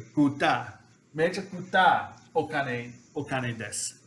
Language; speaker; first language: Japanese; non-native, learner; English